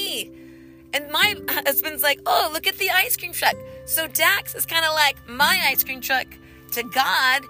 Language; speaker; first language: English; native; English